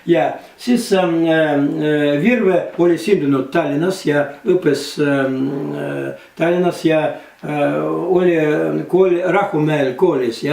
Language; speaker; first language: Estonian; non-native, learner; Russian